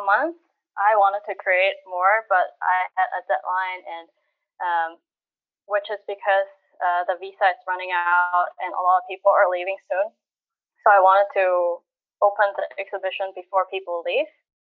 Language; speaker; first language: English; non-native, local second language; Cantonese